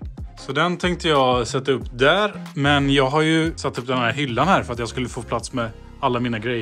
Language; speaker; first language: Swedish; native; Swedish